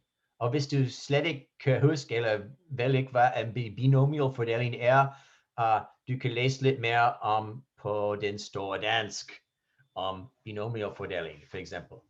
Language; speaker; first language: Danish; non-native, fluent; English